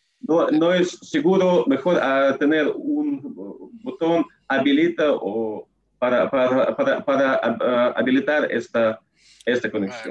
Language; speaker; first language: Spanish; non-native, learner; Russian